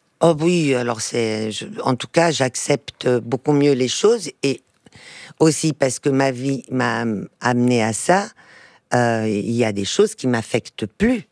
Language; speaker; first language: French; early bilingual, other home language; Portuguese